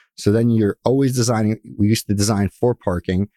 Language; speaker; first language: English; early bilingual, other home language; Russian